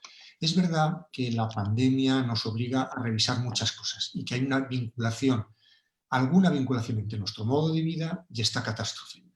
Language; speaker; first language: Spanish; native; Spanish